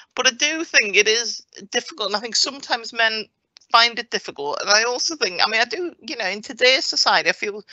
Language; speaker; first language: English; native; English